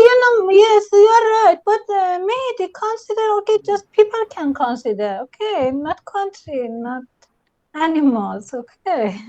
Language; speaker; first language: English; non-native, learner; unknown